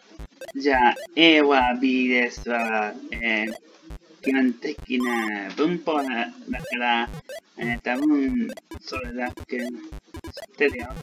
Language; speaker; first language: Japanese; non-native, learner; English